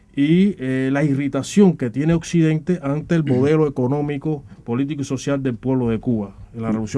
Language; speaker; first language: Spanish; native; Spanish